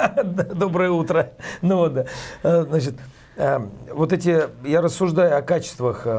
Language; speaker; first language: Russian; native; Russian